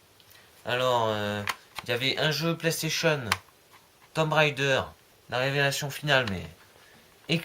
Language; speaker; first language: French; native; French